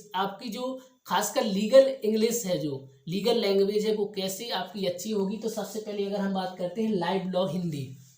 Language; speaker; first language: Hindi; native; Hindi